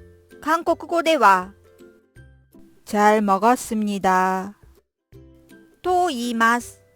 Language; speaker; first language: Japanese; non-native, fluent; Korean